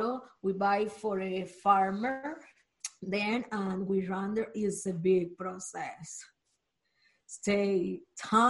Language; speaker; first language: English; non-native, learner; Spanish